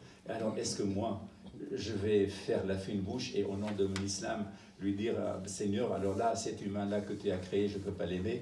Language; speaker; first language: French; non-native, fluent; Arabic